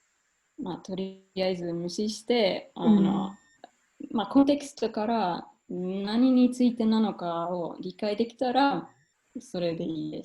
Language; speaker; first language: Japanese; non-native, fluent; German